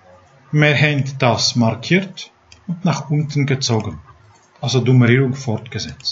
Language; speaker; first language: German; non-native, fluent; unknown